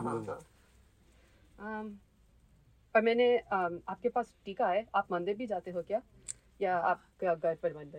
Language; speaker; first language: Hindi; early bilingual, heritage; Hindi